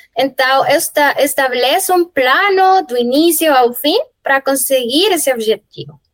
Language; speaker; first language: Portuguese; non-native, fluent; Spanish